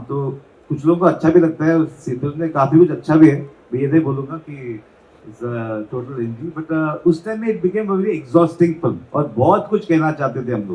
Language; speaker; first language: Hindi; non-native, local second language; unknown